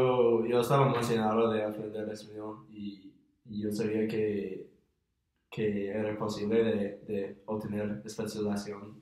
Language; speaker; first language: Spanish; non-native, fluent; English